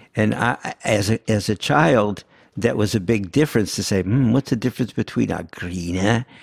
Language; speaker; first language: English; early bilingual, other home language; Yiddish